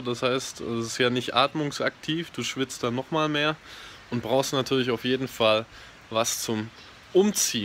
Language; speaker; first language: German; native; German